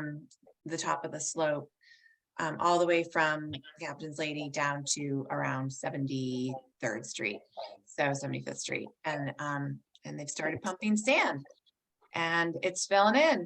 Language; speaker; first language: English; native; English